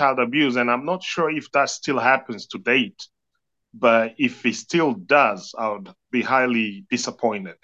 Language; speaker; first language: English; non-native, fluent; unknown